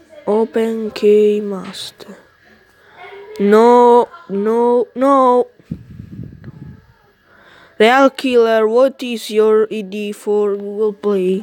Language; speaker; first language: English; non-native, learner; Italian